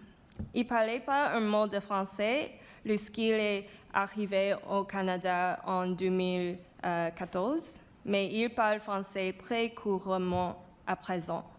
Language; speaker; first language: French; non-native, fluent; Chinese